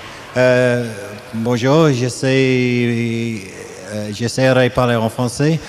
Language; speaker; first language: French; non-native, learner; English